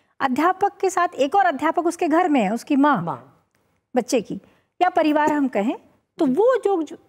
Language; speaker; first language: Hindi; native; Hindi